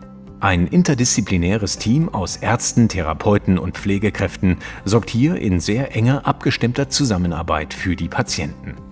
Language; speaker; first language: German; native; German